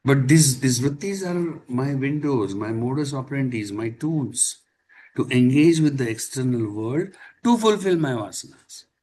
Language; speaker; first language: English; non-native, local second language; Marathi